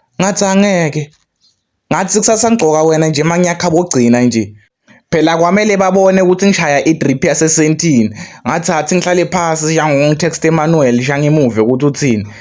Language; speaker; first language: Zulu; non-native, local second language; Swati